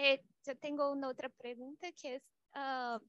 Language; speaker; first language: Spanish; non-native, learner; Portuguese